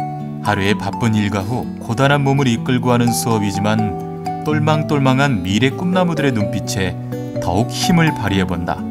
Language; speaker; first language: Korean; native; Korean